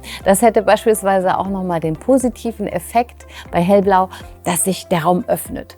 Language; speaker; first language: German; native; German